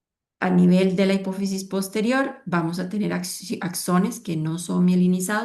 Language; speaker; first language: Spanish; native; Spanish